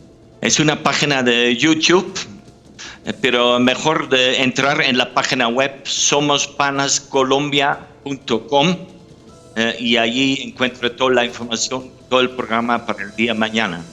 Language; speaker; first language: Spanish; non-native, fluent; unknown